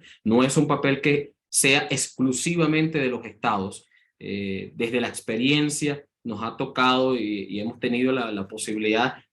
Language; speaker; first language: Spanish; native; Spanish